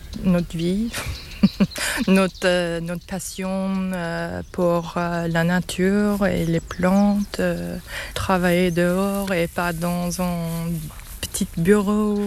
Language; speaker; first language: French; non-native, learner; English